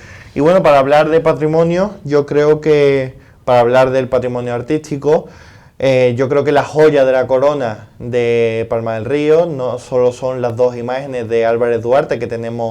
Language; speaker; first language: Spanish; native; Spanish